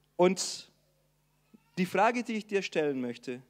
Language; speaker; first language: German; non-native, fluent; Portuguese